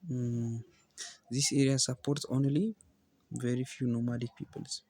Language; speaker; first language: English; non-native, local second language; Amharic